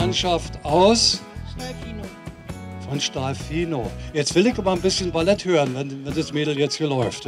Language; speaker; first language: German; native; German